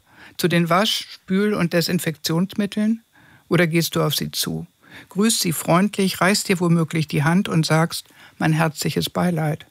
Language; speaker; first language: German; native; German